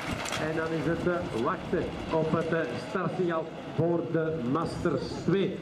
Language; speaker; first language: Dutch; native; Dutch